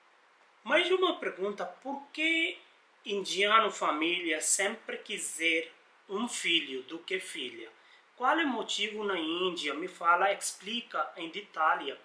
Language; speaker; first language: Portuguese; non-native, learner; Hindi